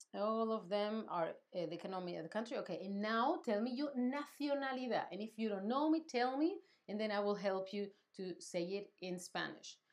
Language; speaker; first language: English; non-native, fluent; Spanish